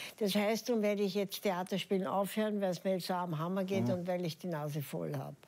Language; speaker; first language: German; native; German